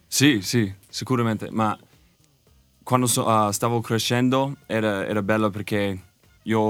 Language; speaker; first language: Italian; non-native, learner; English